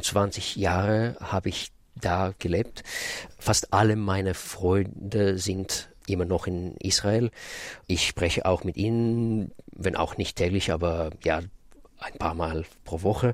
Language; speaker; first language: German; non-native, fluent; Russian